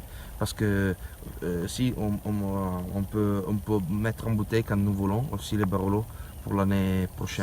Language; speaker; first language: French; non-native, learner; Italian